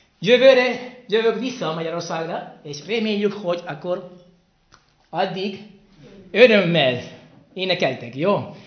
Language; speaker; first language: Hungarian; non-native, learner; Spanish